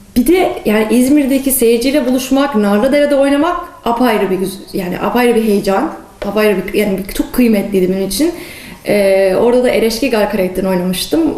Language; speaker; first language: Turkish; early bilingual, heritage; Turkish